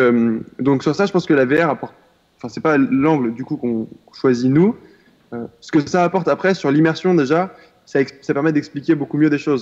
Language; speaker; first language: French; native; French